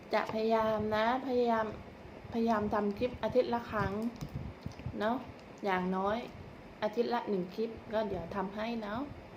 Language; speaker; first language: Thai; native; Thai